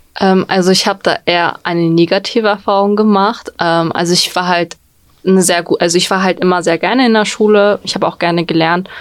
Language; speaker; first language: German; early bilingual, other home language; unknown